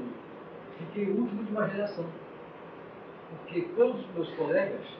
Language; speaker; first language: Portuguese; native; Portuguese